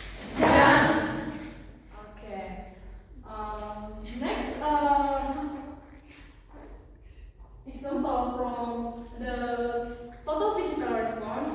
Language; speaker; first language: English; non-native, learner; Indonesian